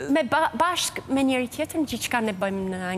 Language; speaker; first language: Albanian; non-native, fluent; English